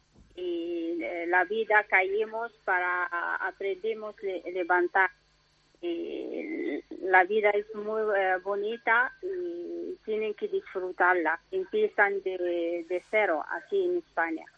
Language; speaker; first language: Spanish; non-native, learner; Arabic